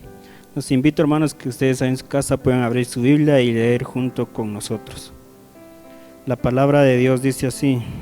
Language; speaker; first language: Spanish; native; Spanish